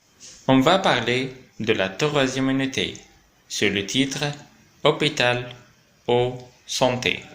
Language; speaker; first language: French; non-native, fluent; Arabic